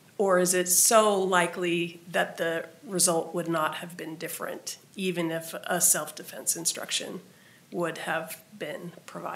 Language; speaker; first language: English; native; English